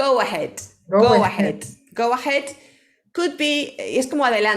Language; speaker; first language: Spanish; native; Spanish